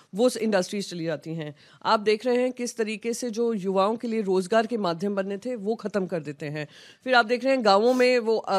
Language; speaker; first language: Hindi; native; Hindi